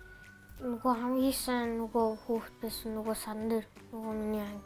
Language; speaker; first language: Mongolian; early bilingual, heritage; Mongolian